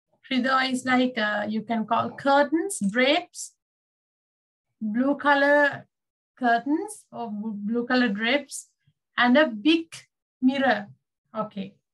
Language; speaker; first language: English; non-native, local second language; Sinhala